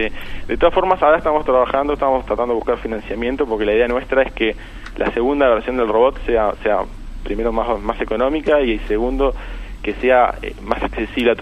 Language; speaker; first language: Spanish; native; Spanish